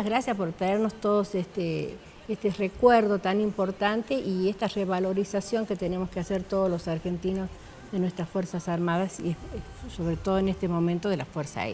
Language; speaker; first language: Spanish; native; Spanish